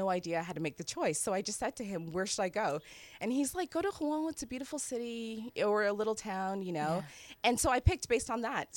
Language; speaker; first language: English; native; English